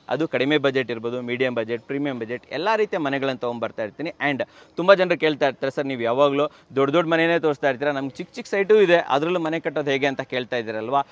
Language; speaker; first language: Kannada; native; Kannada